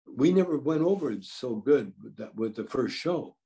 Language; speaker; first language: English; native; English